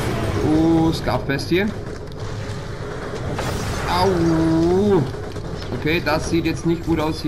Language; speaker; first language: German; native; German